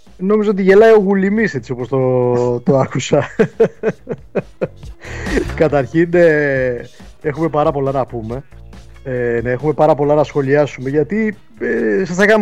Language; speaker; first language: Greek; native; Greek